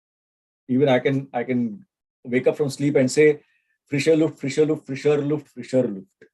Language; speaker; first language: German; non-native, fluent; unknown